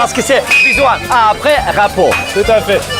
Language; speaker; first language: French; non-native, learner; Ukrainian